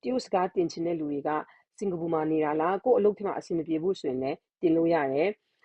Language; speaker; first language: Burmese; native; Burmese